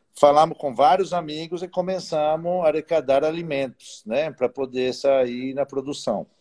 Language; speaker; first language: Portuguese; non-native, fluent; Italian